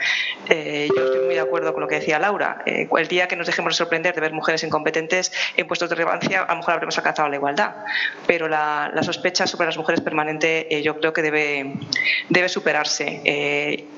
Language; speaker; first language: Spanish; native; Spanish